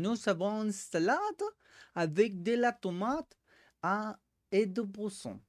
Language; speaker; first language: French; non-native, learner; Spanish